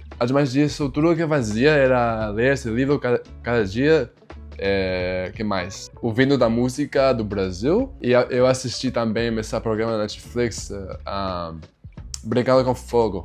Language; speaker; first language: Portuguese; non-native, learner; English